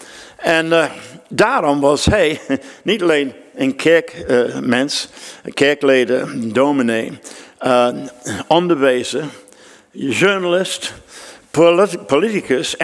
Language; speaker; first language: Dutch; non-native, fluent; English